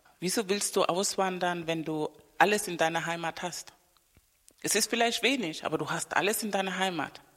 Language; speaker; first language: German; non-native, fluent; Spanish